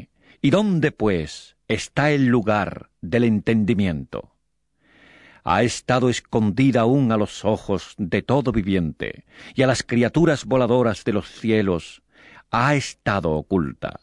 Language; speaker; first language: Spanish; native; Spanish